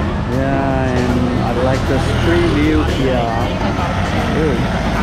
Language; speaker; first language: English; non-native, fluent; Chinese